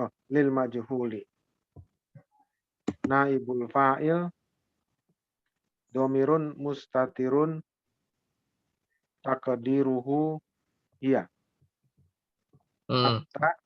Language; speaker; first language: Arabic; non-native, learner; Indonesian